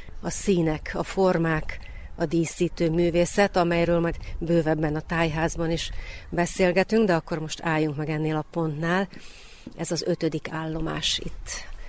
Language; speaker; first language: Hungarian; native; Hungarian